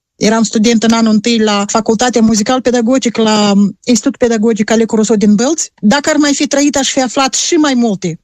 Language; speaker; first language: Romanian; native; Romanian